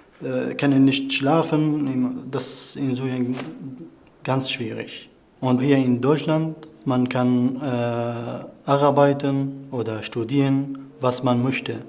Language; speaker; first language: German; non-native, learner; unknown